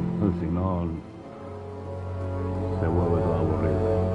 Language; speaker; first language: Spanish; non-native, fluent; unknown